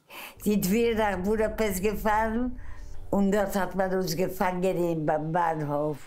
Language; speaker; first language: German; non-native, fluent; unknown